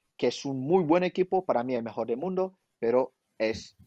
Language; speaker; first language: Spanish; non-native, fluent; French